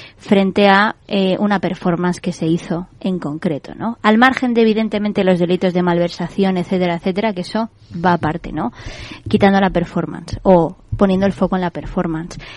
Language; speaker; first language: Spanish; native; Spanish